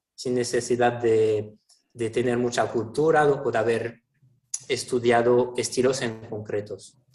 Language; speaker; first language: Spanish; non-native, fluent; French